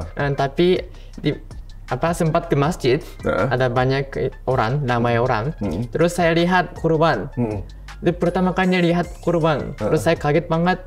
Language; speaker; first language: Indonesian; non-native, fluent; Japanese